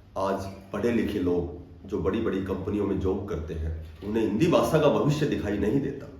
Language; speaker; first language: Hindi; native; Hindi